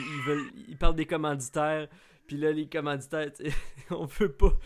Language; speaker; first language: French; native; French